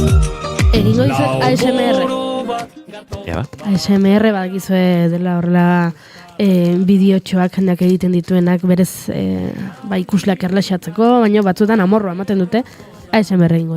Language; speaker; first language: Basque; native; Basque